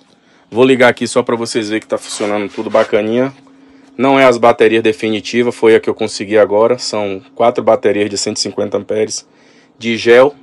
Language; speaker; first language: Portuguese; native; Portuguese